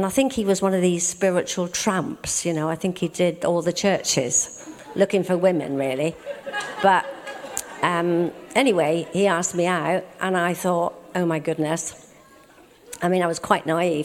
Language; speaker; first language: English; native; English